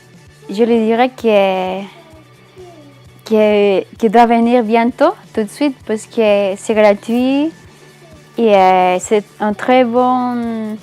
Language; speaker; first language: French; non-native, learner; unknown